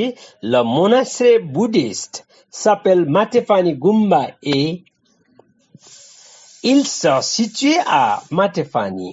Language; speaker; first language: French; non-native, learner; Nepali